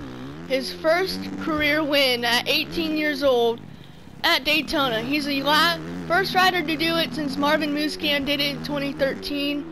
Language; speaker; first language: English; native; English